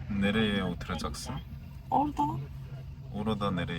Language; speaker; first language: Turkish; non-native, learner; Korean